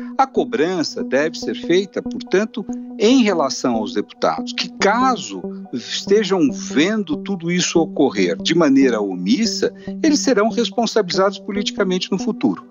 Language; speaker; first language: Portuguese; native; Portuguese